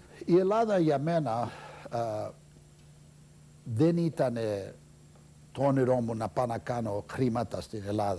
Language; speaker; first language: Greek; early bilingual, heritage; Greek